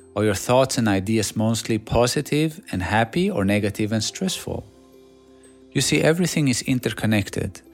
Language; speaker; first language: English; non-native, fluent; Swedish